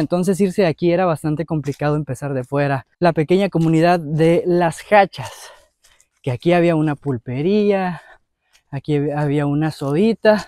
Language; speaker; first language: Spanish; native; Spanish